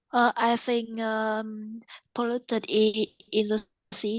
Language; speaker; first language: English; non-native, learner; Vietnamese